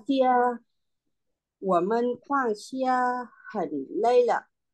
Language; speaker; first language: Chinese; non-native, learner; Vietnamese